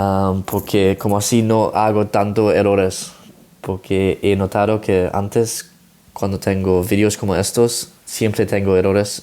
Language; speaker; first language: Spanish; non-native, learner; Dutch